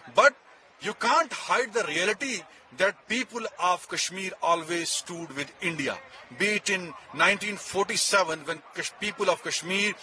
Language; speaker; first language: English; non-native, local second language; Kashmiri